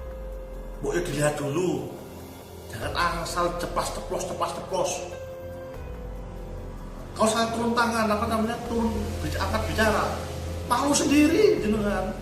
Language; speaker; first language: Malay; non-native, local second language; Javanese